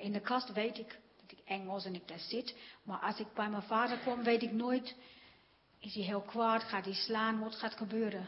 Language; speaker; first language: Dutch; non-native, fluent; English